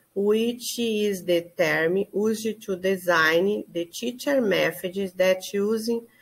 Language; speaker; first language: English; non-native, learner; Portuguese